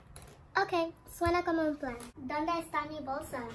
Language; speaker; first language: Spanish; non-native, learner; English